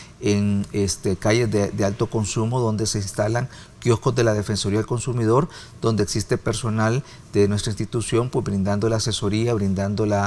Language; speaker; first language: Spanish; native; Spanish